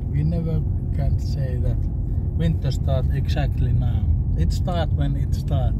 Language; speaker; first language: English; non-native, fluent; Finnish